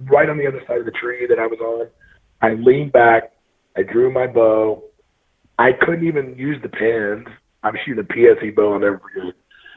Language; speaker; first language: English; native; English